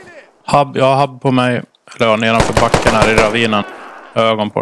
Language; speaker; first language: Swedish; native; Swedish